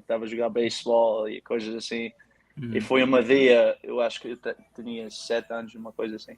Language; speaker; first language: Portuguese; early bilingual, heritage; Portuguese